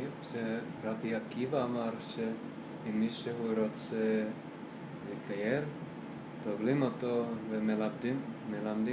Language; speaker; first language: Hebrew; non-native, learner; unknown